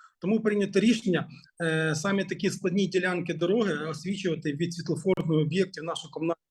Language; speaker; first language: Ukrainian; native; Ukrainian